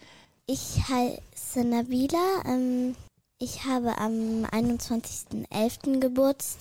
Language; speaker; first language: German; early bilingual, other home language; Arabic